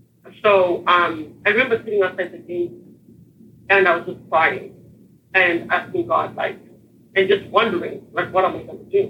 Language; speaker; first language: English; non-native, local second language; Shona